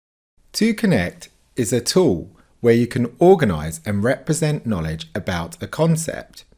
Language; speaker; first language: English; native; English